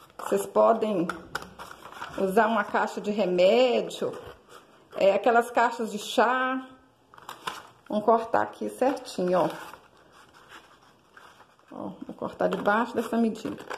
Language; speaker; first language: Portuguese; native; Portuguese